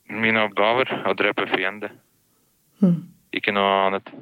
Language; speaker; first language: Norwegian; non-native, fluent; Russian